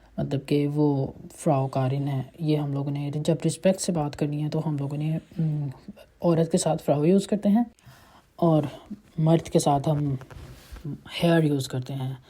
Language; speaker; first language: Urdu; native; Urdu